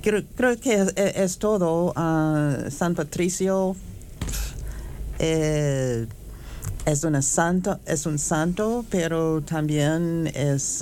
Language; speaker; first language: Spanish; non-native, fluent; English